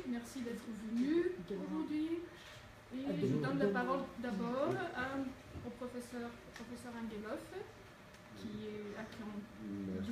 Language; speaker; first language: French; non-native, fluent; Bulgarian